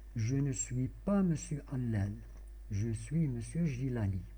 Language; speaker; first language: French; non-native, local second language; Arabic